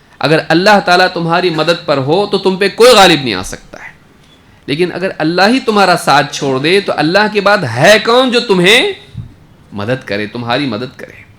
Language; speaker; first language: Urdu; native; Urdu